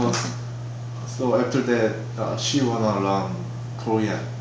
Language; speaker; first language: English; non-native, learner; Korean